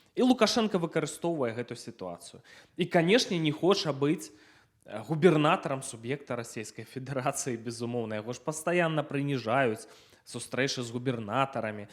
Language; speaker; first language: Belarusian; non-native, local second language; Russian